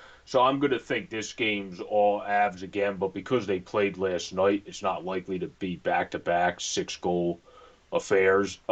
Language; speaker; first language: English; native; English